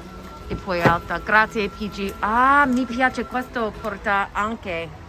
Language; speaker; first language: Italian; non-native, learner; English